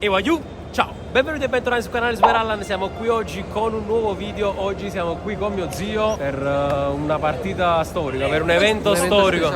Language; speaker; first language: Italian; native; Italian